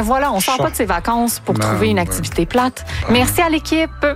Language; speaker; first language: French; native; French